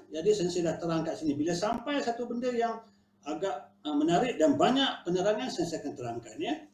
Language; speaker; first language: Malay; native; Malay